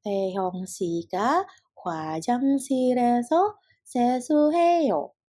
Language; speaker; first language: Korean; non-native, fluent; Indonesian